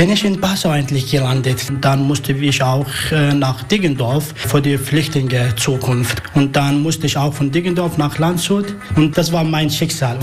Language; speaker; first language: German; non-native, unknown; Arabic